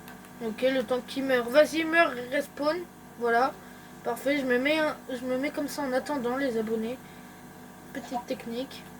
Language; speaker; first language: French; native; French